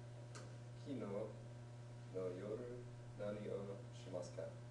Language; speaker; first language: Japanese; non-native, learner; English